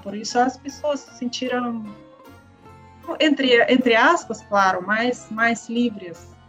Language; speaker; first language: Portuguese; non-native, learner; Russian